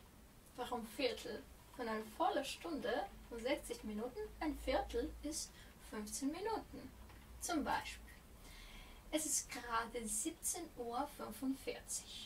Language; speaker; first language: German; non-native, fluent; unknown